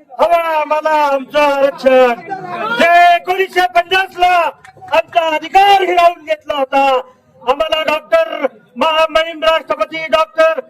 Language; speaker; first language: Marathi; non-native, local second language; Lambadi